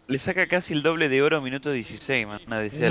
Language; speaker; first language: Spanish; native; Spanish